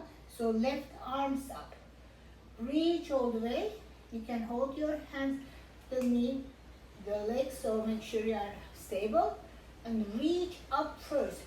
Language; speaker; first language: English; non-native, fluent; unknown